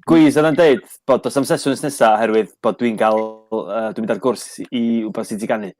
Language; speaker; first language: Welsh; native; Welsh